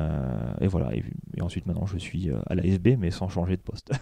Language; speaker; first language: French; native; French